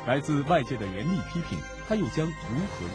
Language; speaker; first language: Chinese; native; Chinese